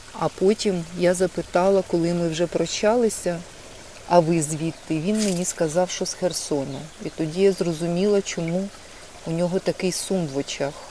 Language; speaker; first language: Ukrainian; non-native, local second language; Russian